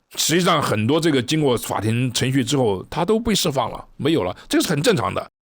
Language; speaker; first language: Chinese; native; Chinese